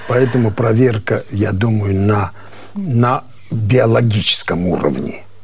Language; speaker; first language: Russian; non-native, local second language; Armenian